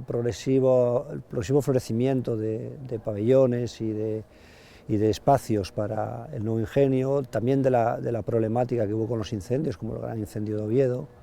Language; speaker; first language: Spanish; native; Spanish